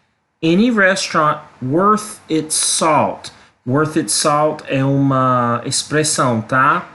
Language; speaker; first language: Portuguese; non-native, learner; English